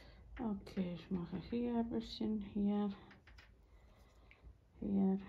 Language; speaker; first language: German; non-native, learner; Bosnian